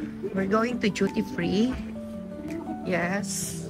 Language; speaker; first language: English; non-native, local second language; Filipino